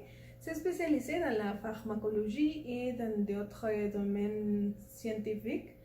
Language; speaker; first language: French; non-native, learner; Spanish